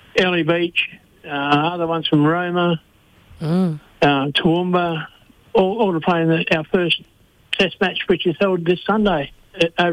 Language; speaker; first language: English; native; English